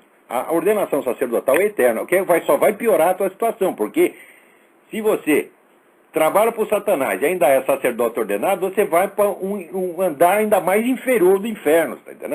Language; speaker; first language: Portuguese; native; Portuguese